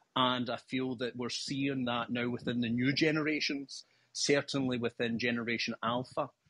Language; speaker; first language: English; native; English